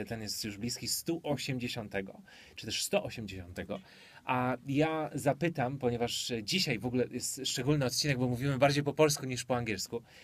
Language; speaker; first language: Polish; native; Polish